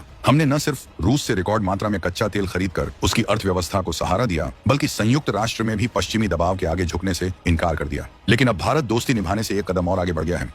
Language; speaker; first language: Hindi; native; Hindi